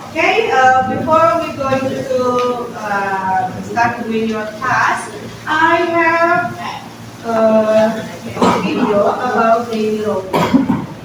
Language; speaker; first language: English; non-native, fluent; Indonesian